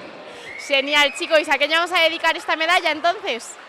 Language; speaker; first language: Galician; native; Galician